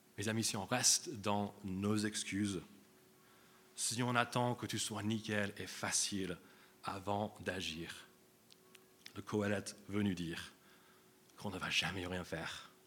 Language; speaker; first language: French; non-native, fluent; English